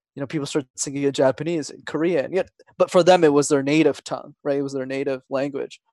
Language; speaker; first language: English; non-native, fluent; Tamil